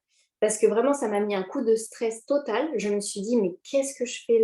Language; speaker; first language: French; native; French